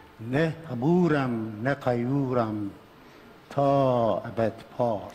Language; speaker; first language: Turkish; non-native, fluent; Persian